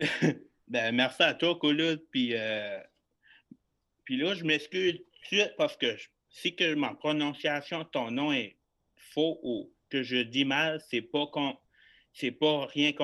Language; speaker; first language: French; native; French